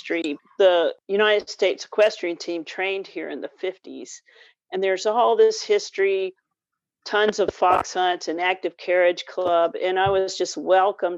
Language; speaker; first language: English; native; English